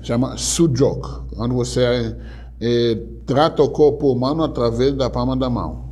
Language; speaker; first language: Portuguese; non-native, fluent; Hebrew